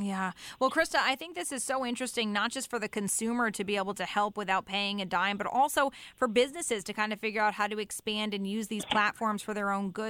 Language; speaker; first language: English; native; English